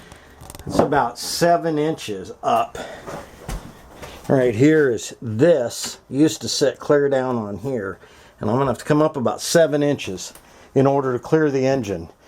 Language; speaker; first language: English; native; English